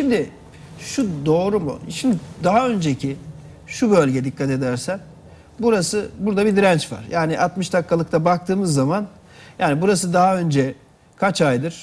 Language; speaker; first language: Turkish; native; Turkish